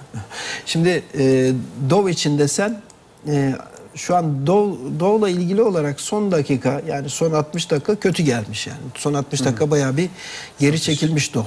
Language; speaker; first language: Turkish; native; Turkish